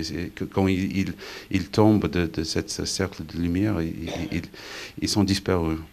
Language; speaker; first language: French; non-native, fluent; English